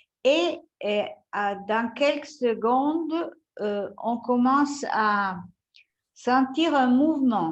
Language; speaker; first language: French; non-native, fluent; Italian